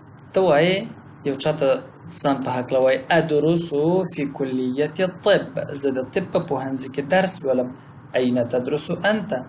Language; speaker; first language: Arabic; non-native, fluent; Pashto